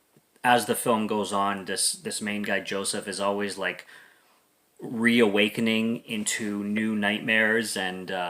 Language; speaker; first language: English; native; English